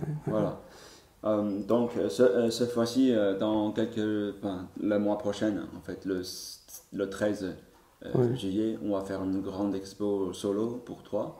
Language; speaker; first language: French; non-native, learner; Chinese